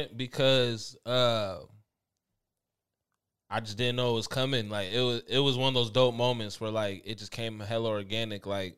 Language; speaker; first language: English; native; English